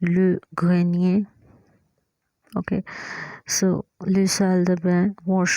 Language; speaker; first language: French; non-native, fluent; Hindi